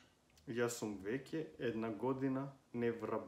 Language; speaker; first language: Macedonian; non-native, learner; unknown